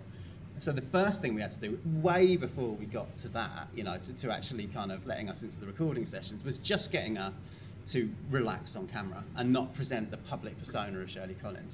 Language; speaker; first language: English; native; English